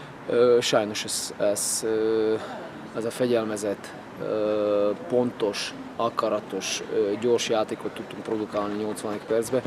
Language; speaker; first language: Hungarian; non-native, fluent; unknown